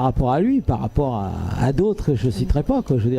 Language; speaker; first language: French; native; French